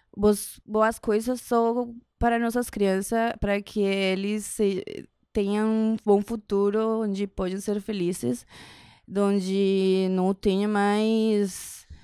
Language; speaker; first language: Portuguese; non-native, learner; Spanish